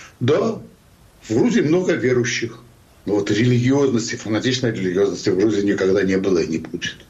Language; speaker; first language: Russian; non-native, local second language; Georgian